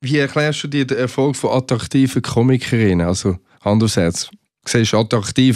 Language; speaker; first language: German; native; German